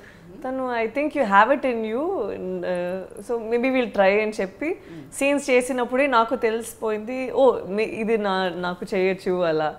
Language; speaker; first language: Telugu; non-native, learner; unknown